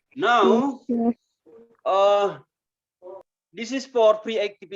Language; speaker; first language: English; non-native, fluent; Indonesian